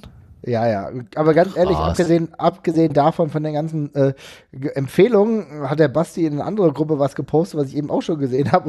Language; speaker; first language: German; native; German